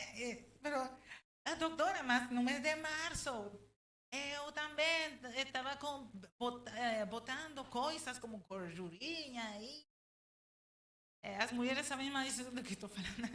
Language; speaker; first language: Portuguese; non-native, learner; Spanish